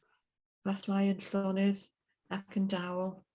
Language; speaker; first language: Welsh; non-native, learner; English